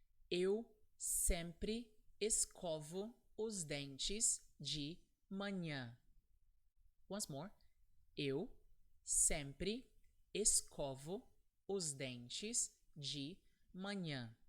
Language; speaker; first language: Portuguese; non-native, fluent; English